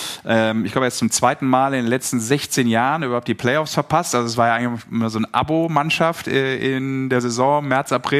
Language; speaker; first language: German; native; German